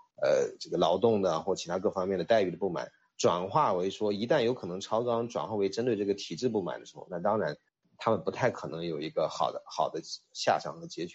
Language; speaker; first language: Chinese; native; Chinese